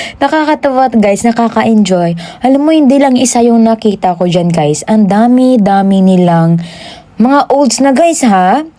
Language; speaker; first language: Filipino; non-native, local second language; Hiligaynon